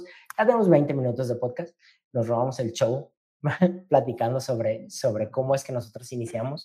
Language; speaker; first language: Spanish; native; Spanish